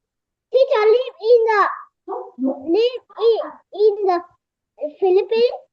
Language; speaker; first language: English; non-native, learner; Vietnamese